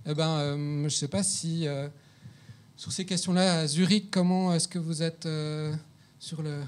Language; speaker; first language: French; native; French